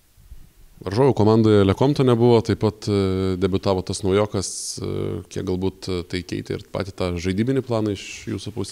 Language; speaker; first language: Lithuanian; native; Lithuanian